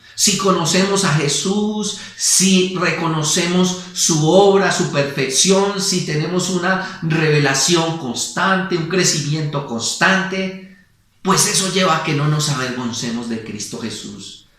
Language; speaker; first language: Spanish; native; Spanish